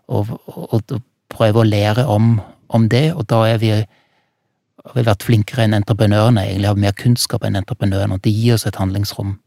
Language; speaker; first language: Norwegian; non-native, fluent; German